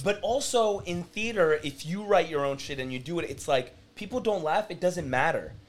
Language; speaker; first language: English; early bilingual, other home language; French